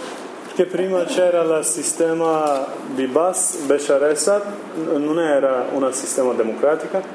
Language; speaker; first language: Italian; non-native, learner; Kurdish